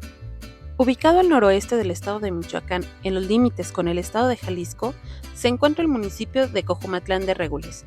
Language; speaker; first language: Spanish; native; Spanish